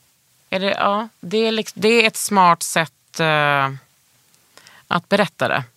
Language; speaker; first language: Swedish; native; Swedish